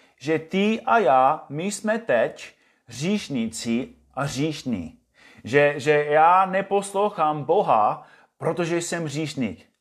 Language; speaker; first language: Czech; non-native, fluent; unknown